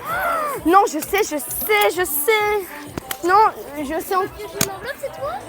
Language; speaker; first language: French; native; French